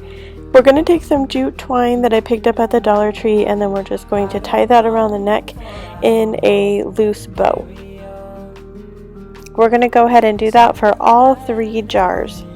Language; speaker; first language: English; native; English